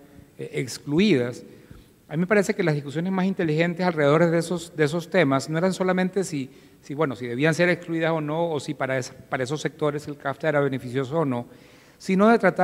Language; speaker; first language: Spanish; native; Spanish